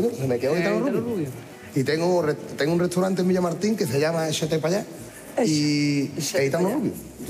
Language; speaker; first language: Spanish; native; Spanish